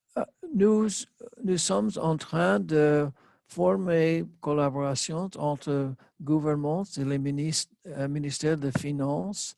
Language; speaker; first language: French; non-native, learner; English